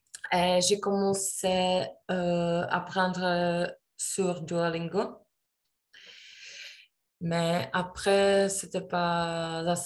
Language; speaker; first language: French; non-native, learner; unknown